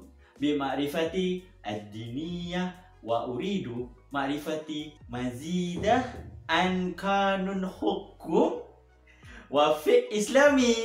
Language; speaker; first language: Arabic; non-native, learner; Malay